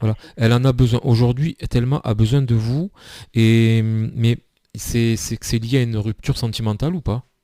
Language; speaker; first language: French; native; French